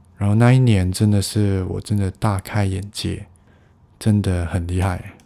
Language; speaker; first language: Chinese; non-native, local second language; Cantonese